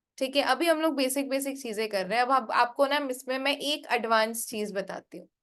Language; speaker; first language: Hindi; non-native, local second language; Bangla